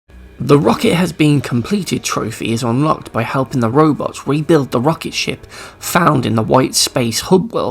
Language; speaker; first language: English; native; English